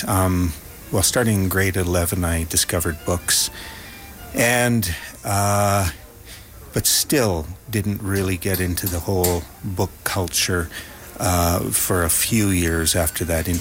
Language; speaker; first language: English; native; English